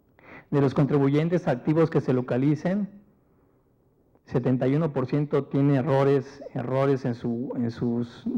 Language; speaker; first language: Spanish; native; Spanish